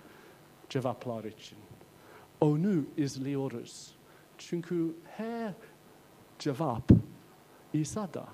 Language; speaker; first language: Turkish; non-native, learner; English